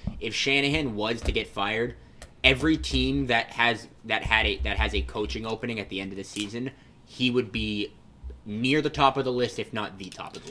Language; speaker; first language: English; native; English